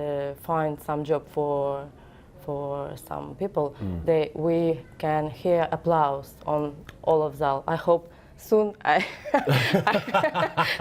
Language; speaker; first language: English; non-native, learner; Ukrainian